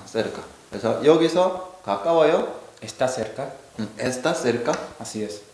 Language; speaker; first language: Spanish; non-native, learner; Korean